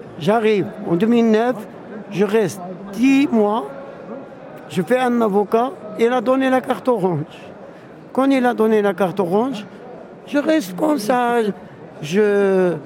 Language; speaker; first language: French; non-native, local second language; Arabic